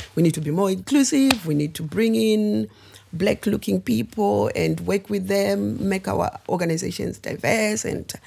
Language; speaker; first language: English; non-native, local second language; Shona